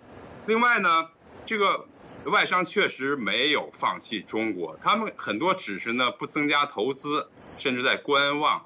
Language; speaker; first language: Chinese; native; Chinese